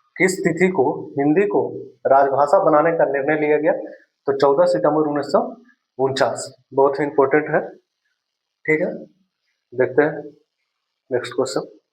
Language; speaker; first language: Hindi; native; Hindi